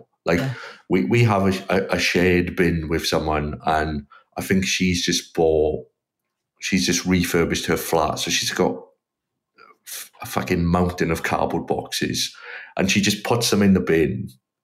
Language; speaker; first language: English; native; English